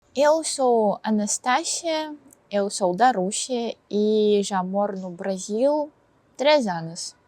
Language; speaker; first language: Portuguese; non-native, learner; Russian